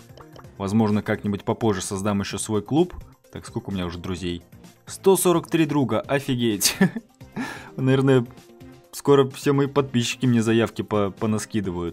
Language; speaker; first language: Russian; native; Russian